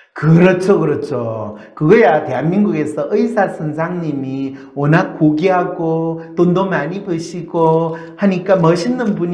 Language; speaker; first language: Korean; native; Korean